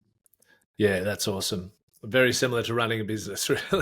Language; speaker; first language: English; native; English